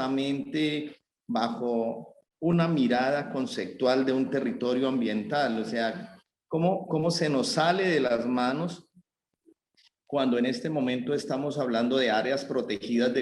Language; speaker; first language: Spanish; native; Spanish